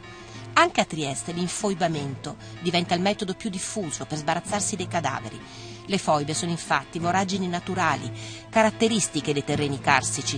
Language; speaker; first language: Italian; native; Italian